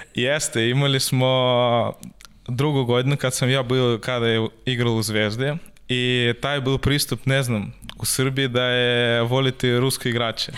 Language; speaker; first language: Serbian; non-native, learner; Russian